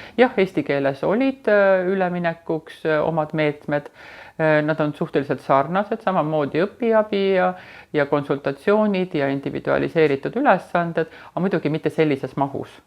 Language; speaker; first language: Estonian; non-native, local second language; Russian